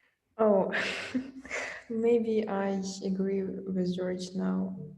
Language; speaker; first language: English; non-native, fluent; Russian